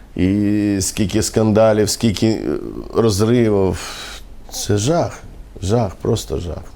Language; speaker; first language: Ukrainian; non-native, local second language; Romany